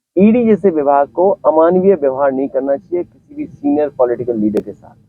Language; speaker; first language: Hindi; native; Hindi